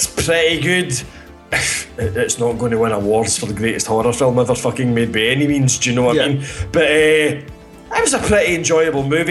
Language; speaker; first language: English; native; English